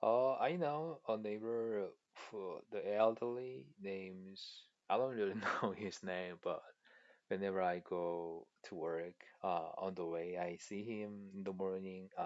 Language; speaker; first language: English; non-native, fluent; Korean